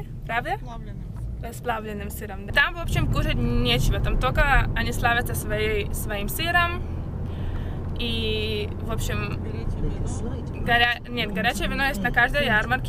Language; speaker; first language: Russian; early bilingual, heritage; Russian